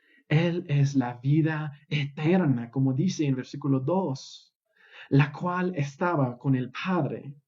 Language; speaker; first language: Spanish; non-native, fluent; English